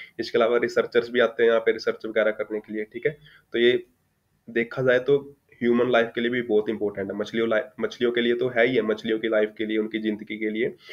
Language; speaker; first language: Hindi; non-native, local second language; Punjabi